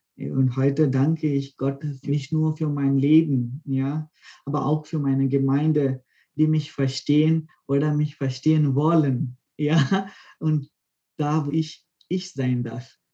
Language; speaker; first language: German; non-native, fluent; Konkani